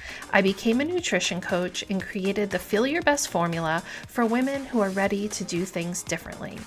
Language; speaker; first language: English; native; English